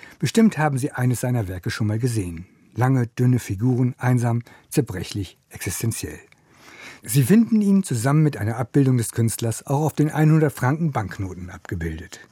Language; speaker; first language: German; native; German